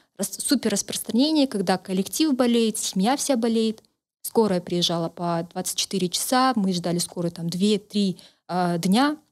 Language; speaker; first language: Russian; native; Russian